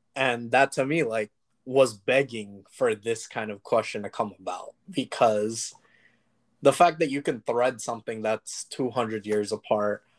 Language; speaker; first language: English; early bilingual, other home language; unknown